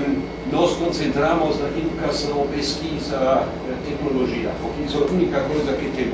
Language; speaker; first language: Portuguese; non-native, fluent; German